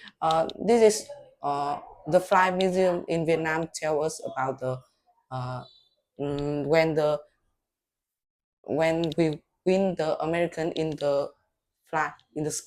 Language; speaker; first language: English; non-native, learner; Vietnamese